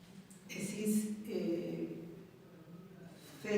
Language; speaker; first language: Greek; non-native, learner; Spanish